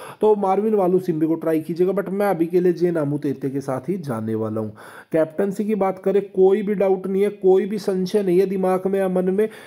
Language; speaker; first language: Hindi; native; Hindi